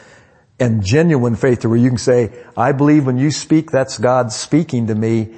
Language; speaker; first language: English; native; English